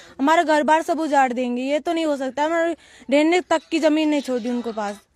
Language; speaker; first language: Hindi; native; Hindi